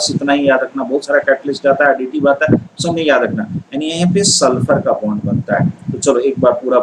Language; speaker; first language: Hindi; native; Hindi